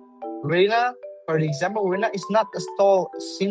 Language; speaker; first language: English; non-native, learner; Indonesian